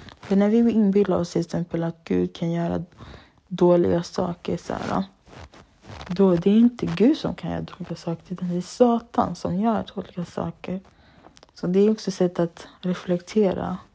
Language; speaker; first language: Swedish; early bilingual, other home language; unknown